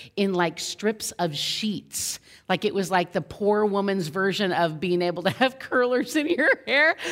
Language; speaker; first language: English; native; English